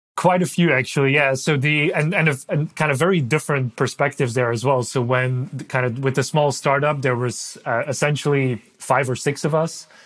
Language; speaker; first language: English; non-native, fluent; Dutch